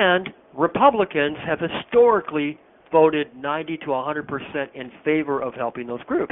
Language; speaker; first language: English; native; English